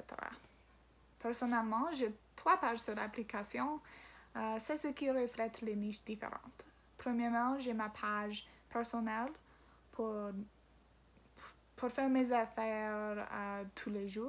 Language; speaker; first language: French; non-native, learner; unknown